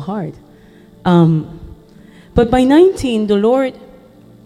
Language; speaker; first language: English; non-native, fluent; Spanish